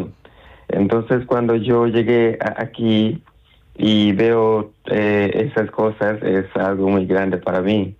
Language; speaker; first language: Spanish; non-native, learner; Swahili